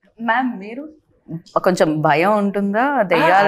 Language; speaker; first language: Telugu; native; Telugu